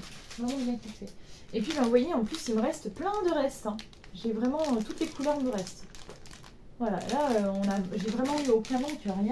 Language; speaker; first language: French; native; French